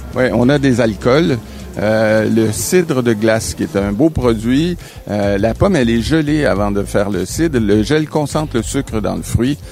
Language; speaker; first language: French; native; French